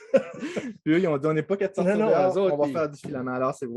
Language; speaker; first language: French; native; French